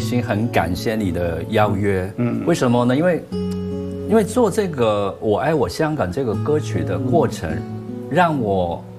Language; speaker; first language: Chinese; non-native, local second language; Cantonese